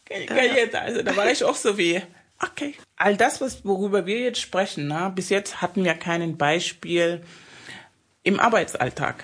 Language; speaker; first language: German; non-native, fluent; Spanish